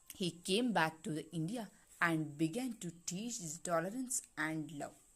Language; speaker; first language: English; non-native, local second language; Kannada